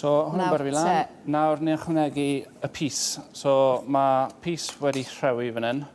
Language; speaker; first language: Welsh; native; Welsh